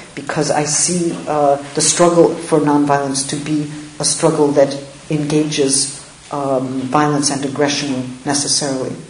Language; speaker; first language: English; native; English